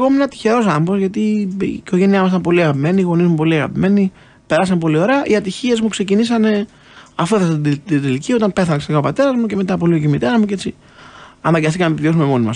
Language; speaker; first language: Greek; native; Greek